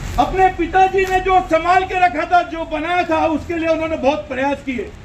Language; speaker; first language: Hindi; non-native, local second language; Marathi